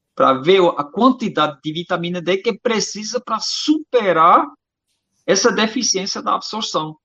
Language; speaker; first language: Portuguese; non-native, fluent; German